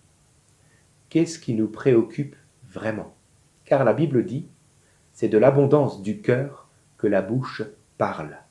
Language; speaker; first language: French; native; French